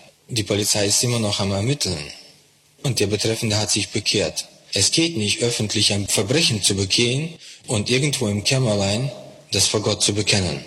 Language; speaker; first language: German; non-native, fluent; Russian